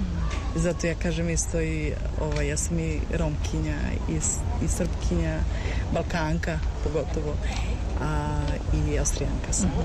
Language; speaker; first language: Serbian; early bilingual, heritage; Serbian